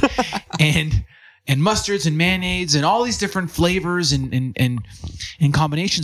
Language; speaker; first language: English; native; English